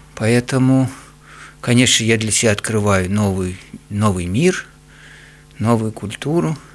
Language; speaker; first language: Russian; native; Russian